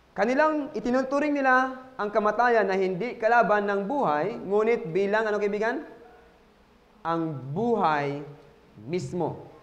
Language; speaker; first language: Filipino; non-native, local second language; Cebuano